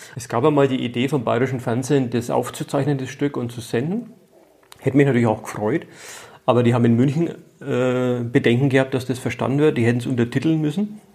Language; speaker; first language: German; native; German